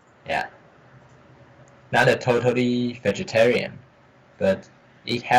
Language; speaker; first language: English; non-native, learner; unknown